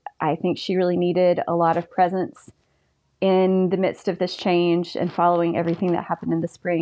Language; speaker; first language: English; native; English